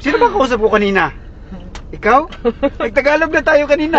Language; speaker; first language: Filipino; non-native, fluent; Korean